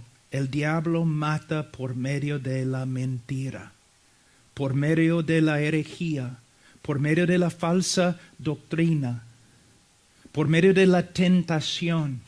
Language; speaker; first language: Spanish; non-native, fluent; English